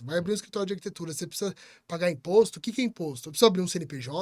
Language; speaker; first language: Portuguese; native; Portuguese